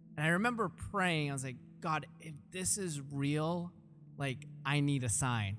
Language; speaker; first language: English; early bilingual, other home language; Russian